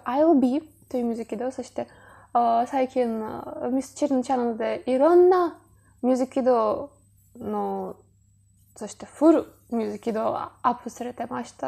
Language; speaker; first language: Japanese; non-native, learner; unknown